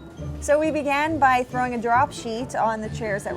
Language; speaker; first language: English; native; English